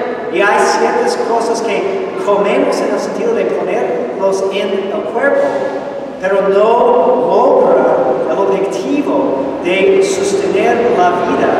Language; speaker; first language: Spanish; non-native, fluent; English